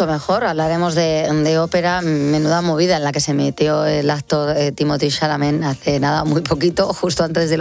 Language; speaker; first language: Spanish; native; Spanish